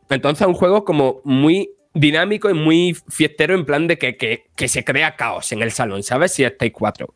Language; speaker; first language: Spanish; native; Spanish